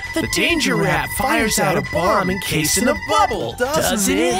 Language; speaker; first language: English; native; English